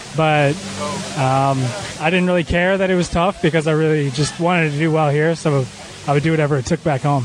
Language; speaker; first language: English; native; English